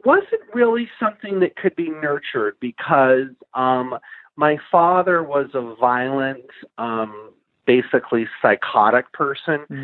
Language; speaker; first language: English; native; English